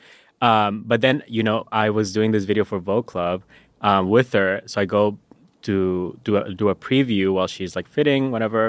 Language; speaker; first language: English; non-native, fluent; Spanish